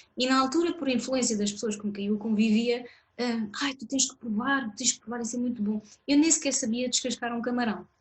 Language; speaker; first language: Portuguese; non-native, fluent; French